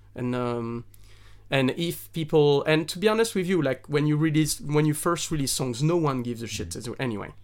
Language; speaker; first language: English; non-native, fluent; French